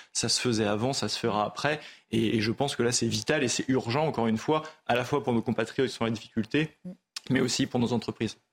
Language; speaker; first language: French; native; French